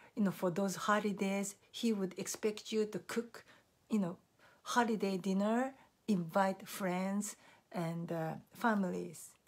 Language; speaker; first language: English; non-native, fluent; Japanese